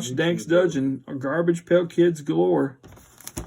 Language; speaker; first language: English; native; English